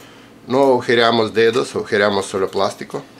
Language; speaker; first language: Spanish; non-native, fluent; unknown